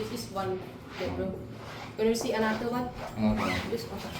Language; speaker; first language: English; non-native, learner; Korean